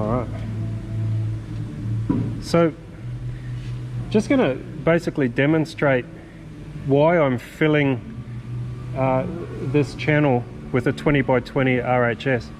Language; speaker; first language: English; native; English